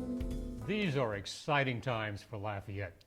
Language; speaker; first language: English; native; English